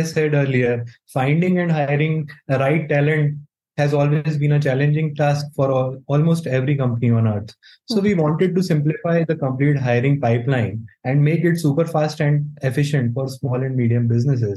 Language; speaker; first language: English; non-native, local second language; Hindi